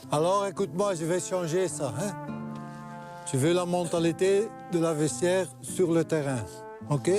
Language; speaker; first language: French; non-native, local second language; Dutch